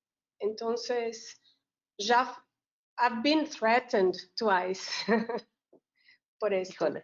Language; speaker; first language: Spanish; non-native, learner; Portuguese